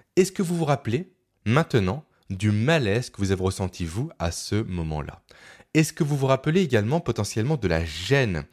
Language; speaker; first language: French; native; French